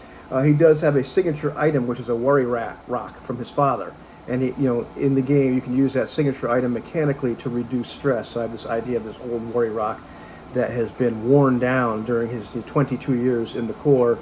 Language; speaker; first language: English; native; English